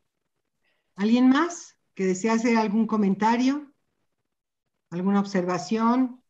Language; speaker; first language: Spanish; native; Spanish